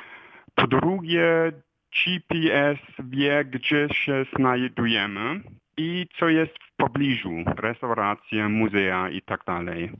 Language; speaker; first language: Polish; non-native, fluent; German